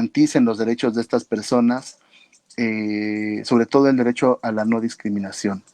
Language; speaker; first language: Spanish; native; Spanish